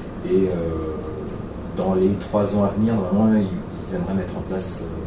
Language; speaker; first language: French; native; French